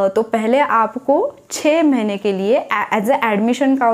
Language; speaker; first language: Hindi; non-native, local second language; Marathi